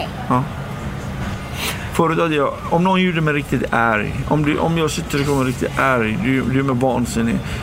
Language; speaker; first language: Swedish; early bilingual, other home language; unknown